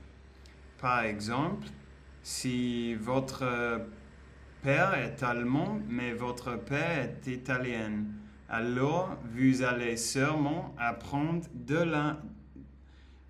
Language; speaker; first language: French; non-native, learner; Spanish